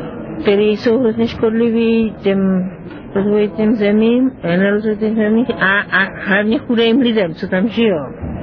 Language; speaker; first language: Czech; non-native, fluent; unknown